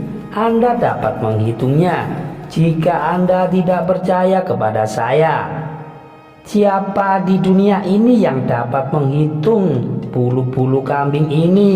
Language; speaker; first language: Indonesian; native; Indonesian